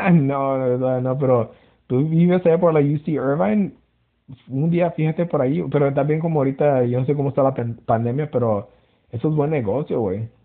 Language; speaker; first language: Spanish; early bilingual, heritage; Spanish